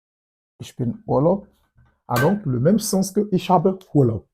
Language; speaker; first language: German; non-native, fluent; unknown